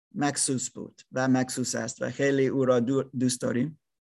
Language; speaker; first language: Persian; non-native, learner; German